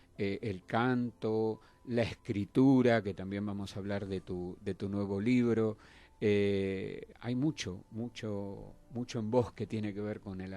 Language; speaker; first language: Spanish; native; Spanish